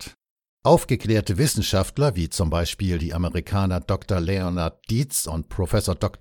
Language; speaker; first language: German; native; German